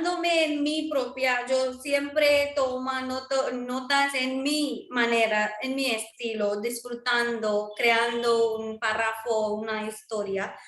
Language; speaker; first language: Spanish; non-native, fluent; Marwari